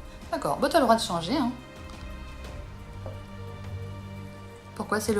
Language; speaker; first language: French; native; French